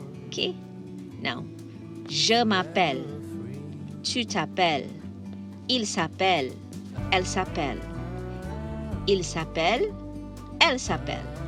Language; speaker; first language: French; non-native, learner; Malay